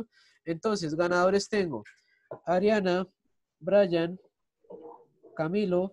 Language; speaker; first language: Spanish; native; Spanish